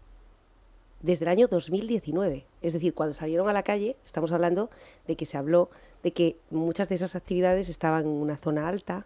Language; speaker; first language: Spanish; native; Spanish